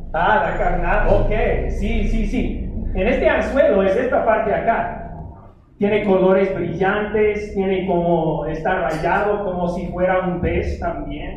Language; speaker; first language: Spanish; non-native, fluent; English